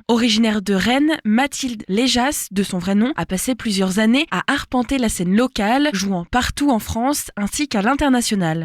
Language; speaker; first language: French; native; French